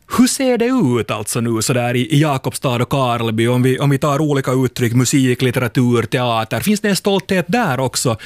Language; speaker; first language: Swedish; native; Swedish